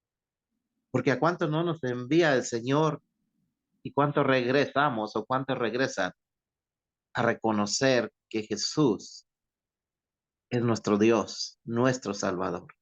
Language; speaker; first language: Spanish; native; Spanish